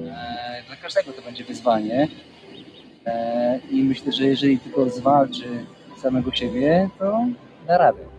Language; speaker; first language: Polish; native; Polish